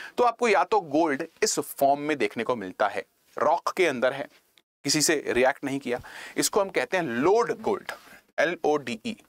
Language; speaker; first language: Hindi; native; Hindi